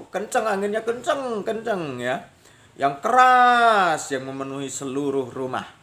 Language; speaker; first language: Indonesian; native; Indonesian